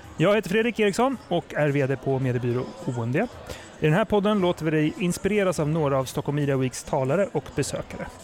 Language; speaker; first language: Swedish; native; Swedish